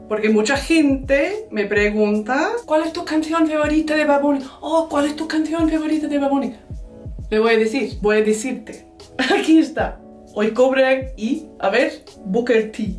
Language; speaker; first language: Spanish; non-native, learner; English